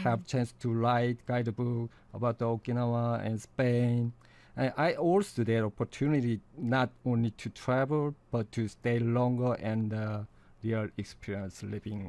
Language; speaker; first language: English; non-native, fluent; Korean